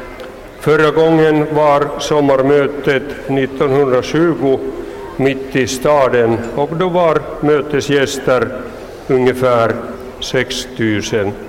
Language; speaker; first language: Swedish; non-native, local second language; Finnish